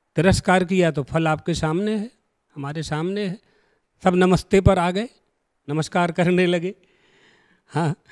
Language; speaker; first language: Hindi; native; Hindi